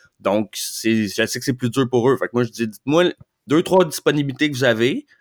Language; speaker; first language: French; native; French